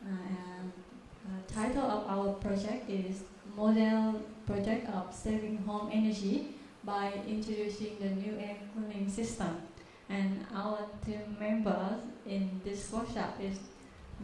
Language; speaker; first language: English; non-native, learner; Vietnamese